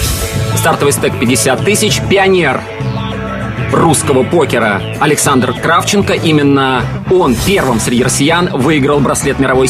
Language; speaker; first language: Russian; native; Russian